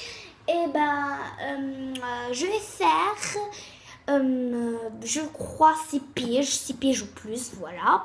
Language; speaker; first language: French; native; French